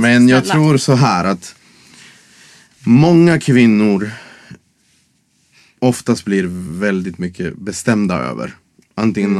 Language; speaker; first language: Swedish; non-native, fluent; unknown